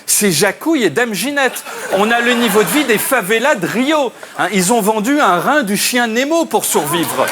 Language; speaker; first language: French; native; French